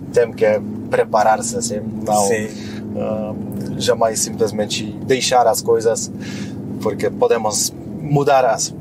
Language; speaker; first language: Spanish; non-native, learner; Polish